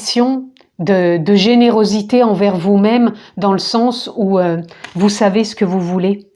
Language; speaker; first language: French; native; French